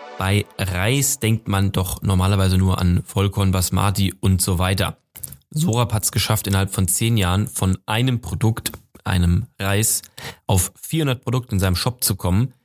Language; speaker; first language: German; native; German